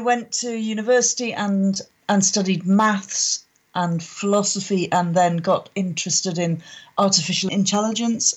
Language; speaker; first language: English; native; English